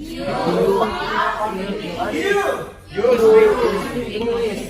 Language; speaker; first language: English; non-native, learner; Indonesian